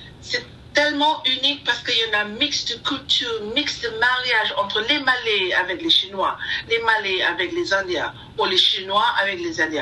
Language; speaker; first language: French; non-native, learner; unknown